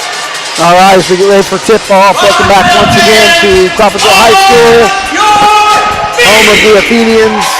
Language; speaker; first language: English; native; English